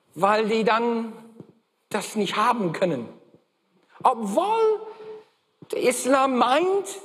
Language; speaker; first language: German; non-native, fluent; English